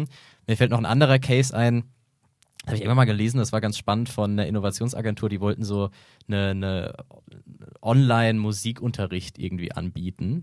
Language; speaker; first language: German; native; German